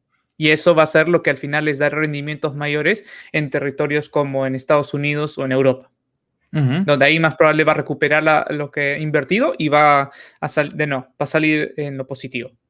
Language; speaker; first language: Spanish; native; Spanish